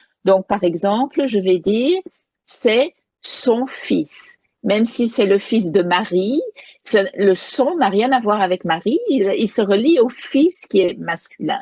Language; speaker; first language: French; native; French